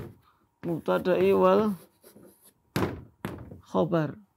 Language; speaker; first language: Arabic; non-native, fluent; Indonesian